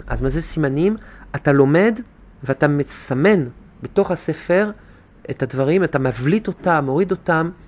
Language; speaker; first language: Hebrew; non-native, fluent; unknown